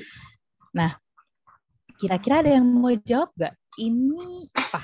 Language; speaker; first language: Indonesian; native; Indonesian